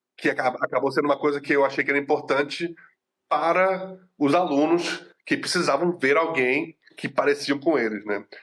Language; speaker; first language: Portuguese; native; Portuguese